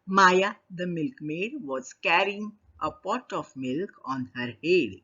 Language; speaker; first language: English; non-native, local second language; Marathi